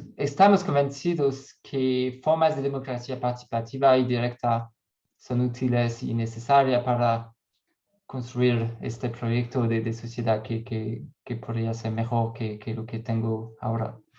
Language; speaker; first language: Spanish; non-native, learner; French